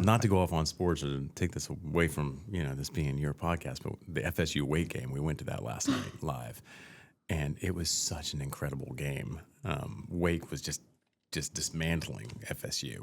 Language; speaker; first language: English; native; English